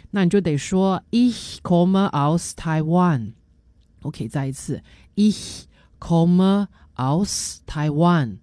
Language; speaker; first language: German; non-native, fluent; Chinese